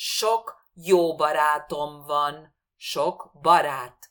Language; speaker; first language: Hungarian; non-native, fluent; Spanish